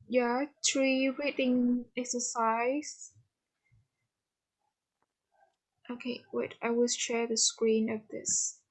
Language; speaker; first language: English; non-native, fluent; Vietnamese